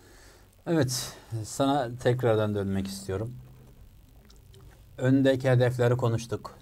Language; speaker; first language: Turkish; native; Turkish